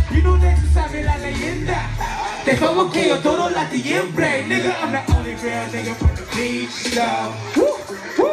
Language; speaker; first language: English; native; English